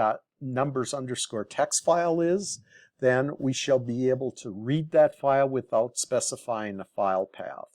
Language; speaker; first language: English; native; English